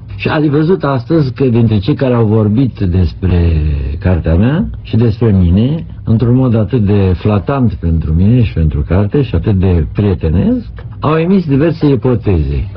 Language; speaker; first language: Romanian; native; Romanian